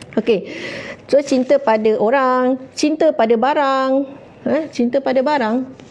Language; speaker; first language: Malay; native; Malay